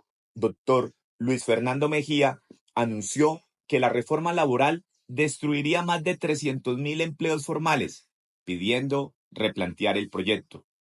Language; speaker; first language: Spanish; native; Spanish